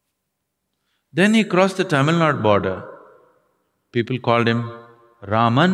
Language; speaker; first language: English; non-native, local second language; Tamil